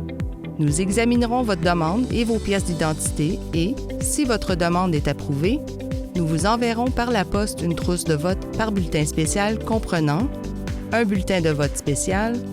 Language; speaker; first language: French; native; French